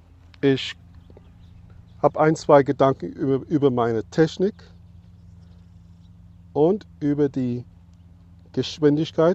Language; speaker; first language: German; non-native, fluent; English